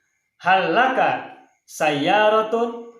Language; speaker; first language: Arabic; non-native, fluent; Indonesian